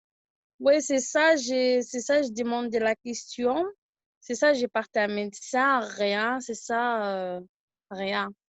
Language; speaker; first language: French; non-native, learner; Arabic